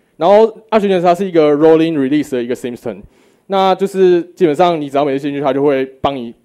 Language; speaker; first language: Chinese; native; Chinese